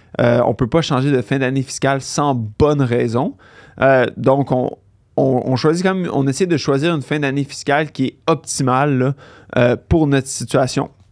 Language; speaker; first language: French; native; French